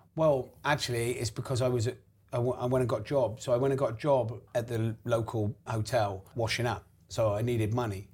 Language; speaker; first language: English; native; English